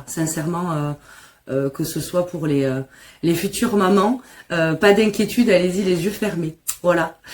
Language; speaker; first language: French; native; French